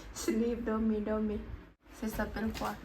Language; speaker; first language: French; non-native, learner; Thai